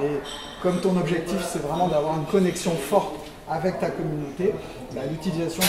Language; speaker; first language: French; native; French